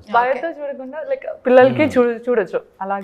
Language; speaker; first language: Telugu; non-native, learner; Malayalam